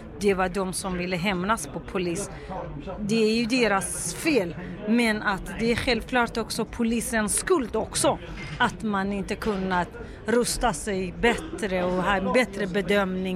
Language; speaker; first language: Swedish; non-native, fluent; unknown